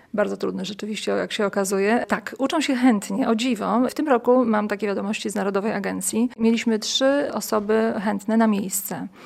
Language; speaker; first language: Polish; native; Polish